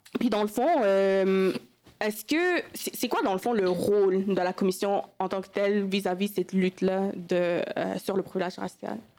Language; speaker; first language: French; early bilingual, other home language; Wolof